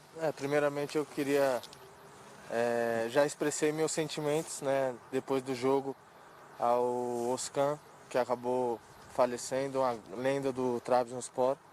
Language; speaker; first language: Portuguese; native; Portuguese